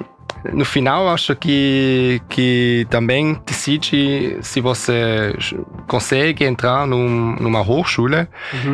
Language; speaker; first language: Portuguese; early bilingual, heritage; German